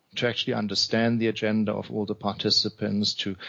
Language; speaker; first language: English; non-native, fluent; German